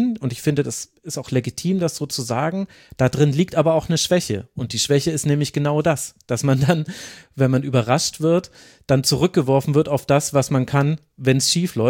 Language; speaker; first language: German; native; German